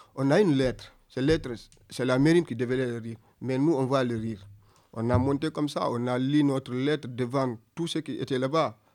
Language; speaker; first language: French; non-native, local second language; Fula